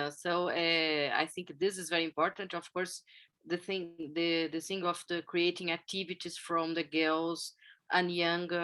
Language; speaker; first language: English; non-native, fluent; Portuguese